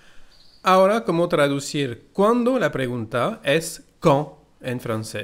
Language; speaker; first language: Spanish; non-native, fluent; French